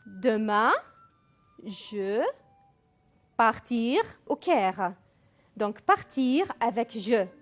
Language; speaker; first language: French; non-native, fluent; Arabic